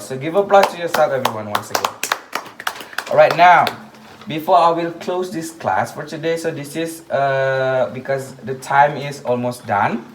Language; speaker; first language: English; non-native, learner; Indonesian